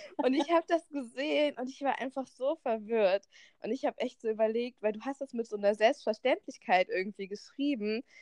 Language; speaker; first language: German; native; German